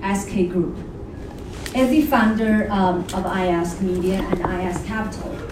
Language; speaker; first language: English; non-native, fluent; Chinese